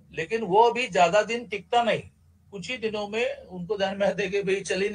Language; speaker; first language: Hindi; non-native, local second language; Marathi